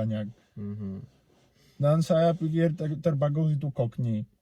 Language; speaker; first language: Indonesian; non-native, learner; Polish